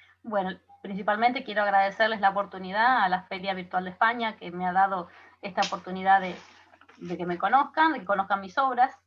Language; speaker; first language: Spanish; native; Spanish